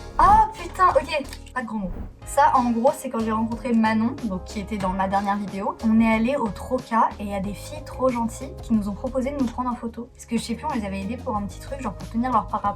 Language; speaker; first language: French; native; French